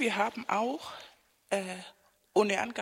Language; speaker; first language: German; non-native, fluent; Spanish